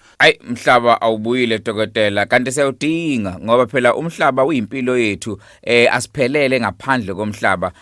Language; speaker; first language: Zulu; native; Zulu